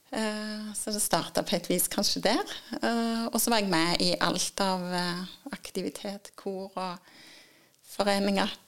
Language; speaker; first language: Norwegian; native; Norwegian